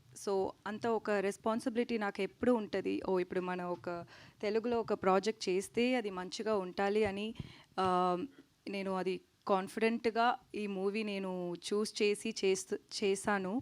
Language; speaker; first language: Telugu; non-native, local second language; Tamil